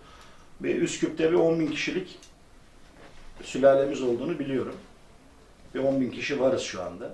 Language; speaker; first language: Turkish; early bilingual, other home language; Albanian